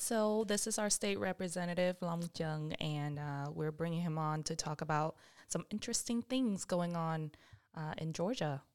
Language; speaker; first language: English; early bilingual, other home language; Vietnamese